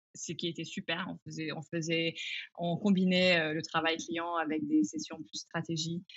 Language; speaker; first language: French; early bilingual, other home language; English